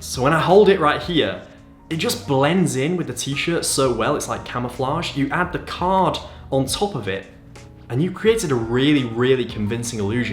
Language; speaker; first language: English; native; English